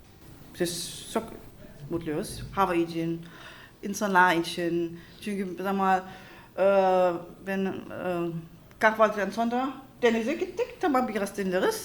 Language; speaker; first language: Turkish; non-native, learner; German